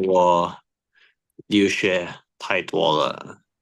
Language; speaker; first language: Chinese; non-native, learner; Indonesian